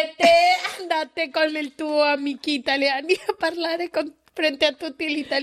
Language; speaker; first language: Italian; non-native, learner; Spanish